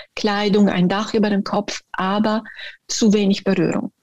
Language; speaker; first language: German; non-native, fluent; Italian